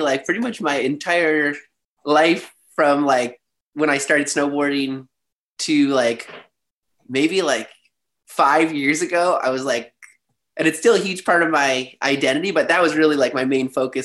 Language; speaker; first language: English; native; English